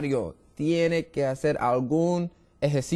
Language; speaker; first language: Spanish; non-native, learner; English